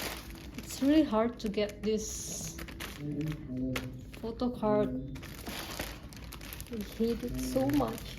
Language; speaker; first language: English; non-native, learner; Indonesian